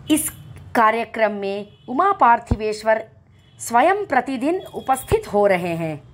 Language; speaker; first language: Hindi; non-native, local second language; Telugu